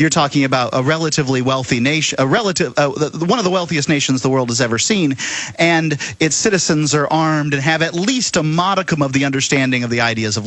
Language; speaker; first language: English; native; English